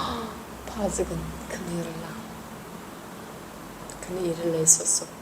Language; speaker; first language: Korean; non-native, learner; Uzbek